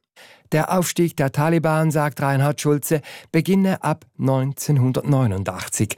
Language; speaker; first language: German; native; German